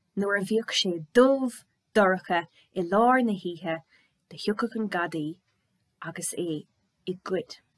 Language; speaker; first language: Irish; native; Irish